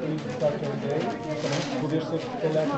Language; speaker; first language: Portuguese; native; Portuguese